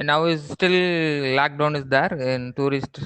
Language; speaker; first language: English; non-native, learner; Tamil